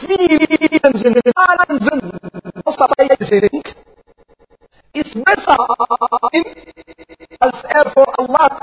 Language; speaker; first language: German; non-native, learner; Arabic